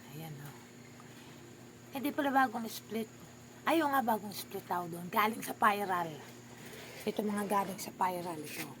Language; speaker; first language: Filipino; native; Filipino